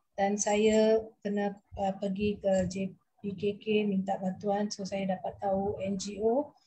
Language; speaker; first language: Malay; non-native, local second language; Tamil